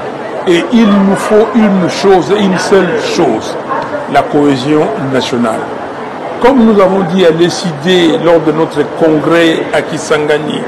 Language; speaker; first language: French; non-native, local second language; Lingala